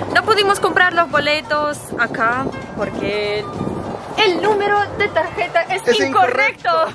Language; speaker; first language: Spanish; non-native, learner; Tatar